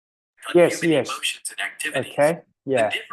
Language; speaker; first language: English; non-native, fluent; Thai